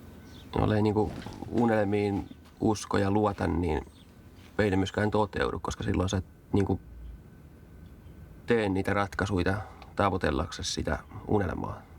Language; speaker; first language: Finnish; native; Finnish